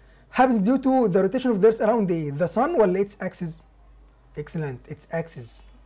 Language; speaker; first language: English; non-native, fluent; Arabic